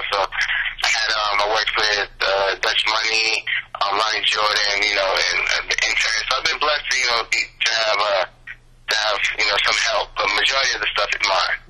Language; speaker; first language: English; native; English